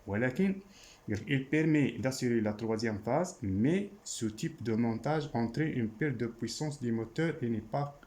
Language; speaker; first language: French; non-native, local second language; Arabic